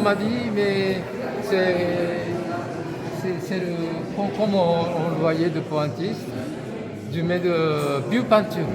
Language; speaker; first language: French; non-native, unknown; Japanese